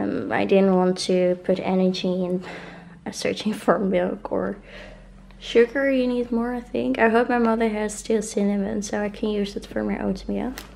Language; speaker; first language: English; non-native, fluent; Dutch